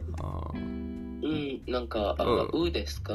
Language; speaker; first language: Japanese; non-native, learner; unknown